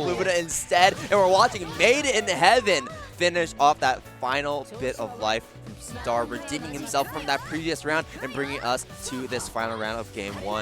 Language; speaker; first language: English; native; English